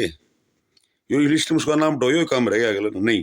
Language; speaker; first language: Hindi; native; Hindi